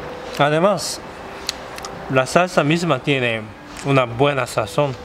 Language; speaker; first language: Spanish; non-native, fluent; Korean